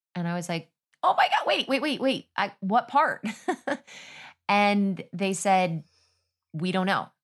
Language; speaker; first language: English; native; English